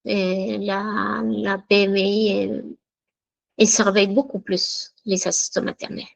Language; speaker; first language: French; non-native, fluent; Spanish